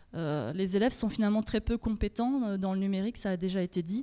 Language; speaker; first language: French; native; French